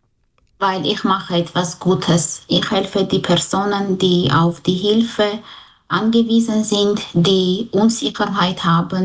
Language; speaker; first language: German; non-native, fluent; Armenian